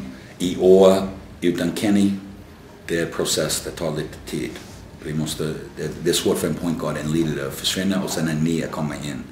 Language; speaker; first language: Swedish; non-native, fluent; English